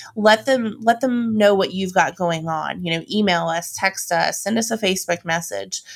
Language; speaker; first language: English; native; English